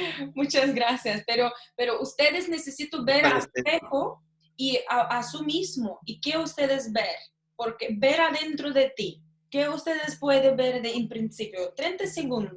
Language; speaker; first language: Spanish; non-native, learner; Russian